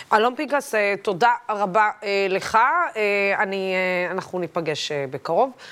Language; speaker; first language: Hebrew; non-native, local second language; Arabic